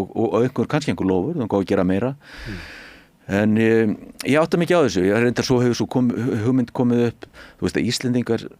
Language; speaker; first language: Icelandic; native; Icelandic